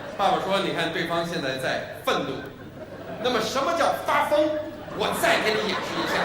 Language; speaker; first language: Chinese; non-native, fluent; English